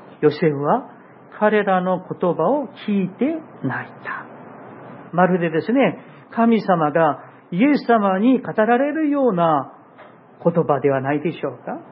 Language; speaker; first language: Japanese; non-native, fluent; Korean